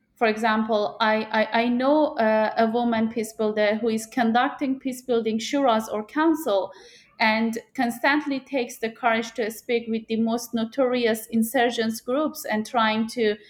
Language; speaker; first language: English; non-native, fluent; Persian